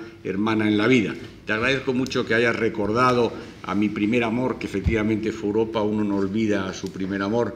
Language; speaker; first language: Spanish; native; Spanish